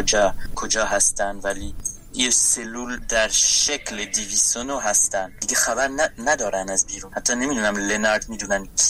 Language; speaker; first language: Persian; non-native, learner; French